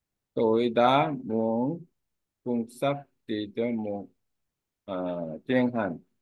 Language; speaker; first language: Vietnamese; non-native, learner; Korean